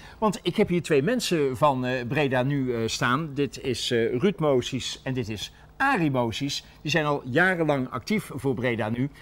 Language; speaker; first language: Dutch; native; Dutch